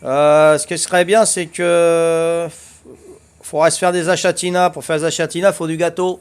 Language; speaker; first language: French; native; French